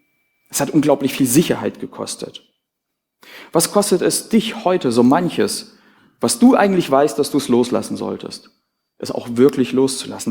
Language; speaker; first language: German; native; German